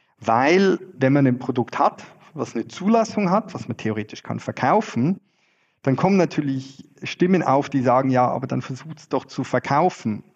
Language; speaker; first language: German; native; German